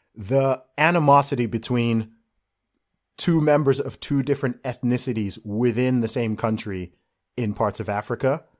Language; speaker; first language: English; native; English